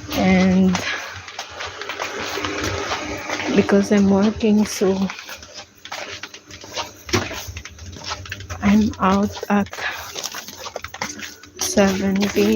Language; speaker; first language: English; non-native, local second language; Filipino